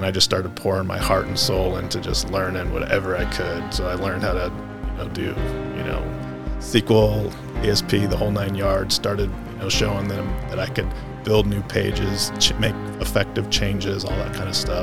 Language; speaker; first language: English; native; English